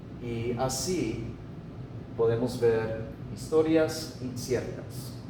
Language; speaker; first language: Spanish; non-native, fluent; English